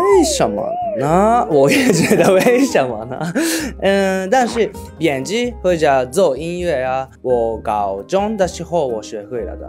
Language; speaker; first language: Chinese; non-native, learner; Japanese